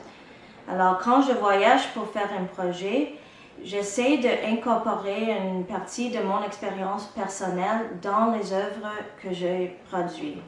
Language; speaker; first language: French; non-native, local second language; English